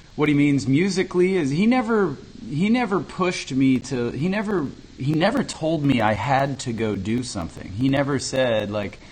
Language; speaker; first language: English; native; English